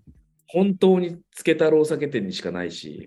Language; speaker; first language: Japanese; native; Japanese